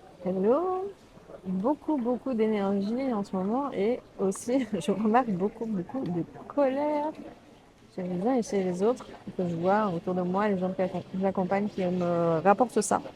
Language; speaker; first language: French; native; French